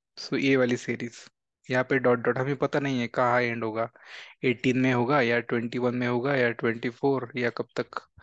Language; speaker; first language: Hindi; non-native, local second language; Marathi